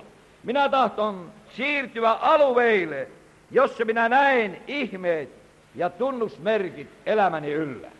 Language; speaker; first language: Finnish; native; Finnish